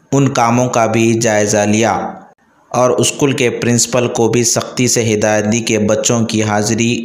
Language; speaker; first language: Urdu; native; Urdu